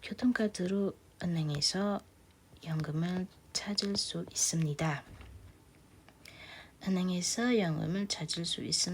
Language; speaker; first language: Korean; non-native, fluent; Indonesian